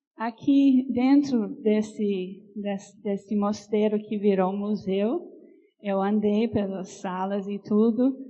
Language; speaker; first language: Portuguese; non-native, fluent; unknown